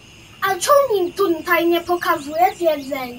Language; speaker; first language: Polish; early bilingual, heritage; Polish